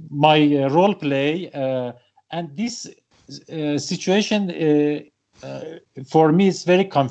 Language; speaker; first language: English; non-native, learner; Persian